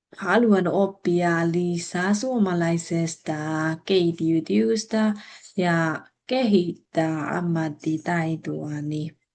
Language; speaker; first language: Finnish; non-native, learner; Burmese